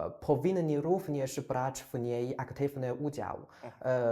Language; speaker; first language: Polish; non-native, fluent; Chinese